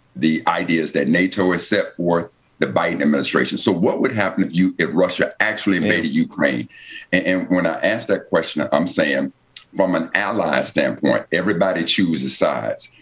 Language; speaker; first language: English; native; English